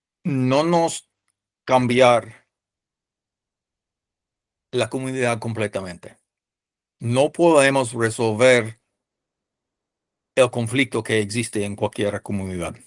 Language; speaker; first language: Spanish; non-native, fluent; English